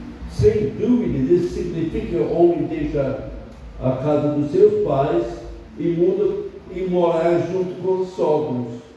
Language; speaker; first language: Portuguese; non-native, fluent; English